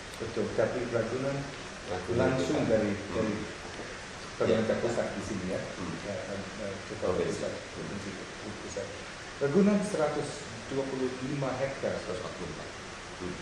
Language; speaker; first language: Indonesian; non-native, fluent; English